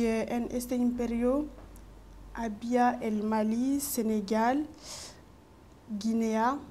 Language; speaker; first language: Spanish; non-native, local second language; French